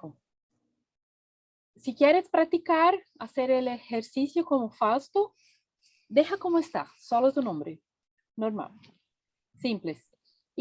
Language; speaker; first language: Spanish; non-native, fluent; Portuguese